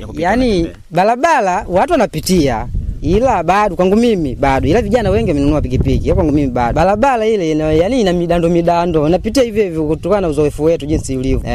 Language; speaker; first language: Swahili; non-native, local second language; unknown